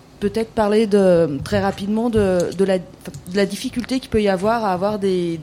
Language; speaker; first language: French; native; French